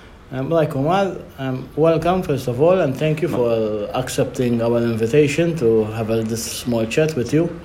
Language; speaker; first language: English; non-native, local second language; Maltese